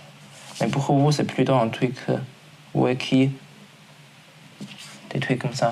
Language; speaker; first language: French; non-native, learner; Chinese